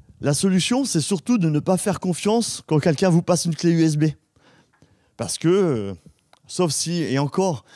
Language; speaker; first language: French; native; French